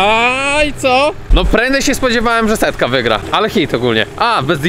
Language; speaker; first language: Polish; native; Polish